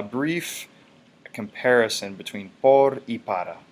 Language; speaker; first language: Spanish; non-native, fluent; English